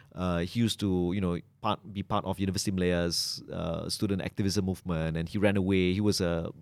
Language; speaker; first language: English; non-native, local second language; Malay